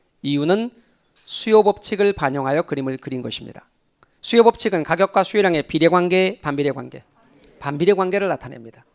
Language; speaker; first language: Korean; native; Korean